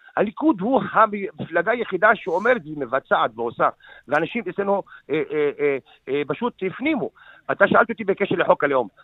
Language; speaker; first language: Hebrew; non-native, local second language; Arabic